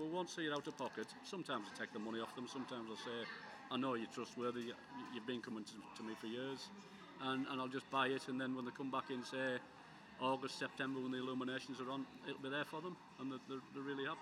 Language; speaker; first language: English; native; English